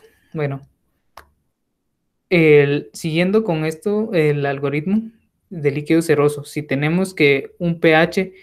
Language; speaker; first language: Spanish; native; Spanish